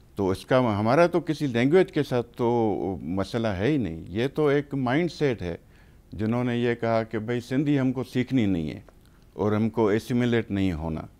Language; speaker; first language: Urdu; non-native, local second language; Sindhi